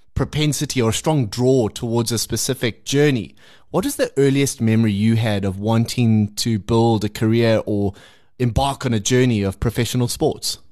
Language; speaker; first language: English; native; English